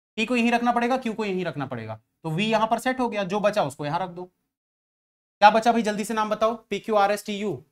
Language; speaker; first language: Hindi; native; Hindi